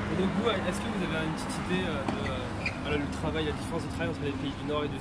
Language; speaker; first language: French; native; French